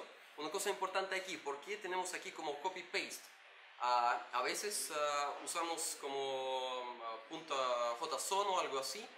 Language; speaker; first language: Spanish; non-native, learner; Russian